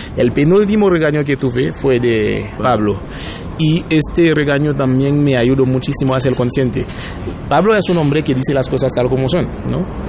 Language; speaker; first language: Spanish; non-native, fluent; Haitian Creole